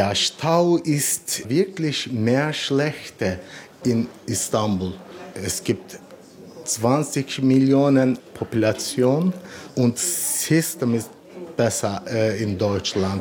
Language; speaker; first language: German; non-native, learner; Turkish